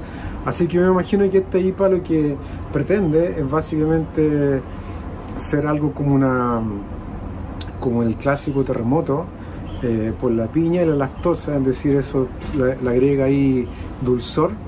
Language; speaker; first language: Spanish; native; Spanish